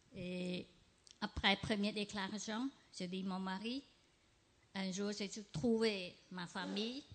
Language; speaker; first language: French; non-native, learner; Khmer